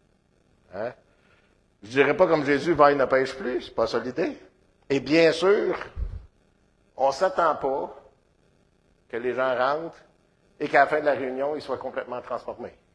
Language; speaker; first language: French; native; French